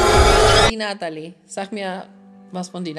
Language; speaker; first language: German; non-native, fluent; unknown